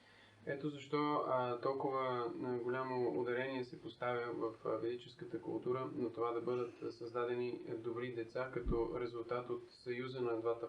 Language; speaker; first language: Bulgarian; native; Bulgarian